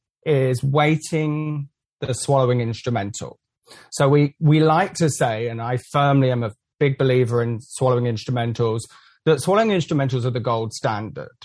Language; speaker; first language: English; native; English